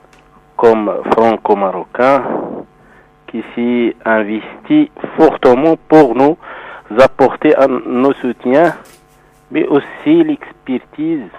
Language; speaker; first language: French; non-native, local second language; Arabic